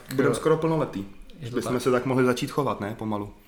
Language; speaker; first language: Czech; native; Czech